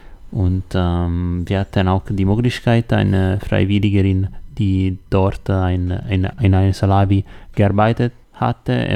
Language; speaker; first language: German; non-native, learner; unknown